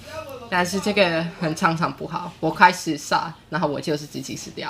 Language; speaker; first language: Chinese; non-native, learner; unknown